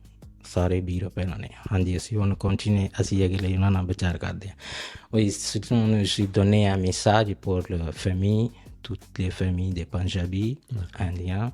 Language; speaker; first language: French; non-native, learner; Punjabi